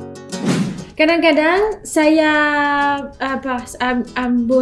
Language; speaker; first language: Indonesian; non-native, learner; French